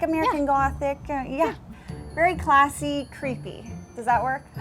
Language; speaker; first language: English; native; English